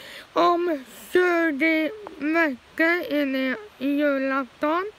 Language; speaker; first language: Swedish; early bilingual, other home language; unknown